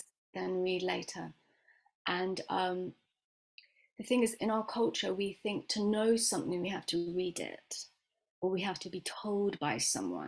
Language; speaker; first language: English; native; English